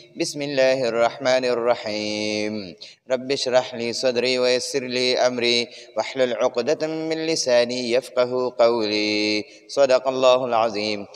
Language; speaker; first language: Urdu; non-native, local second language; Pashto